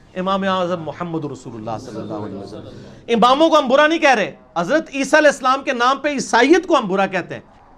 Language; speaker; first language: Urdu; non-native, local second language; Punjabi